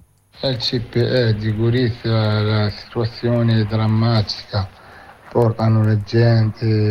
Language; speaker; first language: Italian; non-native, fluent; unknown